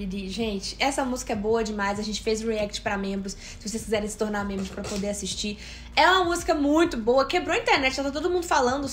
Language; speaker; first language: Portuguese; native; Portuguese